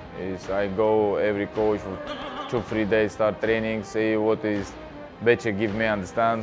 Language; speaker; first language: English; non-native, learner; Russian